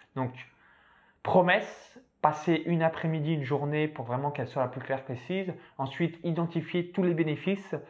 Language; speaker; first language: French; native; French